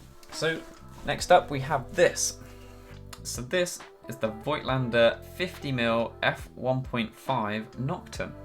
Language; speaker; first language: English; native; English